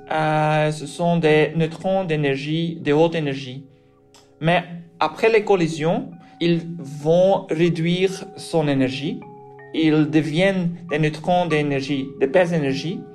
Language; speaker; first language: French; non-native, local second language; Dutch